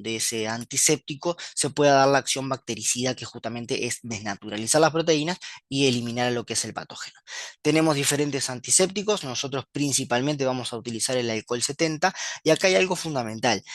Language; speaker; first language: Spanish; native; Spanish